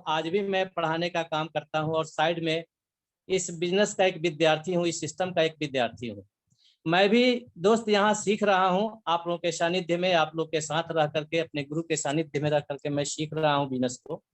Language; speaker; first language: Hindi; native; Hindi